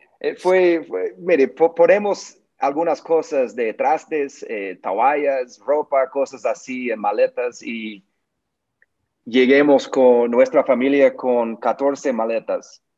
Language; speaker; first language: Spanish; non-native, learner; English